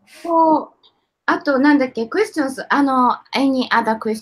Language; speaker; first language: English; non-native, learner; Japanese